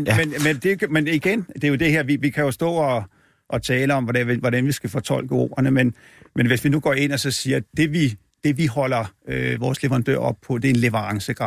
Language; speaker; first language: Danish; native; Danish